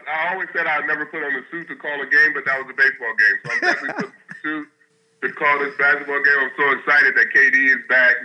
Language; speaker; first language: English; native; English